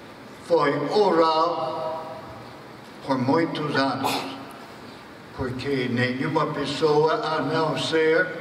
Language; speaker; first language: Portuguese; non-native, fluent; English